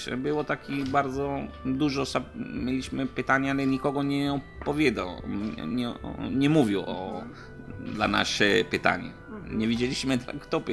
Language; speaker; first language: Polish; non-native, learner; Italian